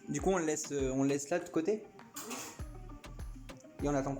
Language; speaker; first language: French; early bilingual, other home language; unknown